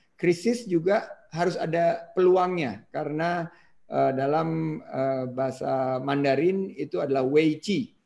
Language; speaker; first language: Indonesian; native; Indonesian